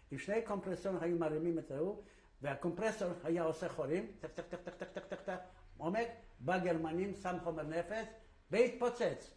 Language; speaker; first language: Hebrew; non-native, fluent; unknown